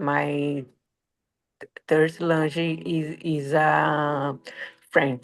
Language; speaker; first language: English; non-native, learner; Portuguese